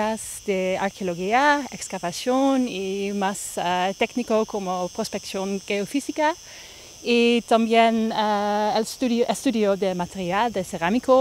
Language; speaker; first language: Spanish; non-native, learner; Dutch